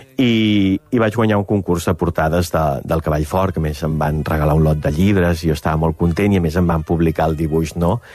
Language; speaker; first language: Catalan; native; Catalan